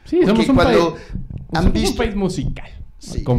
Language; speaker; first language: Spanish; native; Spanish